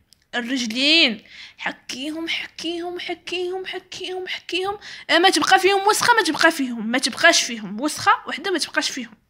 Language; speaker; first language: Arabic; native; Arabic